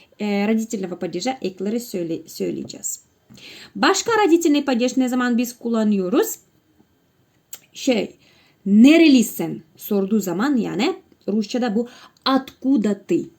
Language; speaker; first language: Turkish; non-native, fluent; Russian